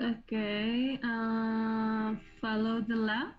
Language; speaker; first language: English; non-native, learner; Spanish